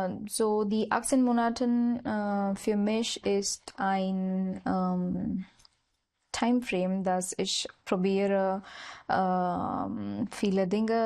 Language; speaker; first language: German; non-native, learner; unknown